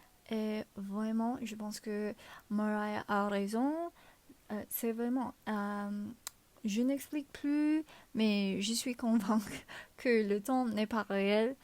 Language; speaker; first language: French; non-native, learner; English